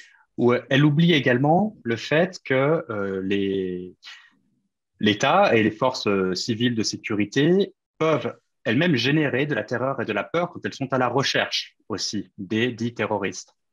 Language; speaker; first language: French; native; French